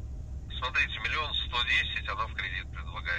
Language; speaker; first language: Russian; native; Russian